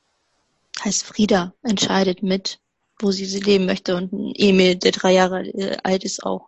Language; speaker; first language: German; native; German